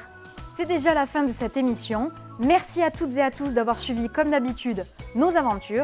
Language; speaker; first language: French; native; French